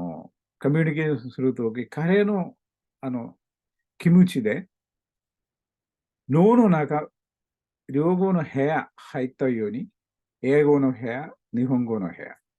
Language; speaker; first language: Japanese; non-native, learner; Malayalam